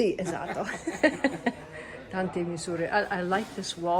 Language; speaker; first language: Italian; non-native, learner; English